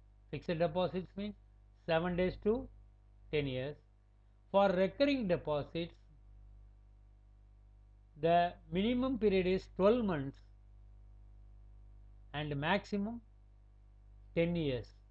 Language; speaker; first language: English; non-native, local second language; Tamil